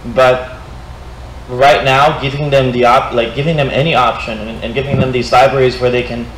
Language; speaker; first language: English; non-native, fluent; Portuguese